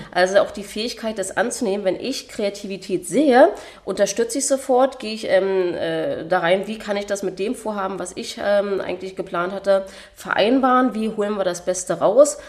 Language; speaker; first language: German; native; German